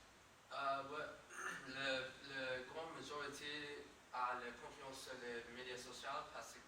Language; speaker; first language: French; non-native, learner; English